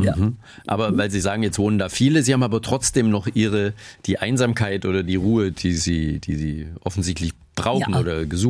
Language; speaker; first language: German; native; German